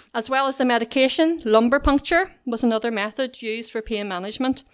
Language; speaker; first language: English; native; English